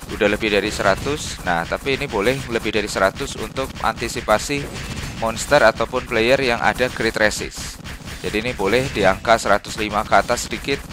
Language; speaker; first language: Indonesian; native; Indonesian